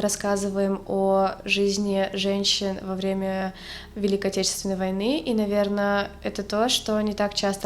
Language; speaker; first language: Russian; native; Russian